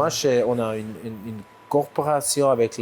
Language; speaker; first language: French; non-native, local second language; German